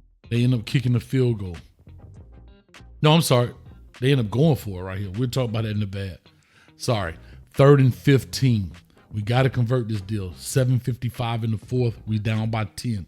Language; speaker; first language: English; native; English